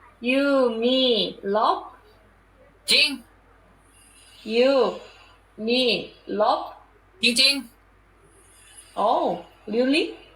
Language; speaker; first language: English; non-native, learner; Korean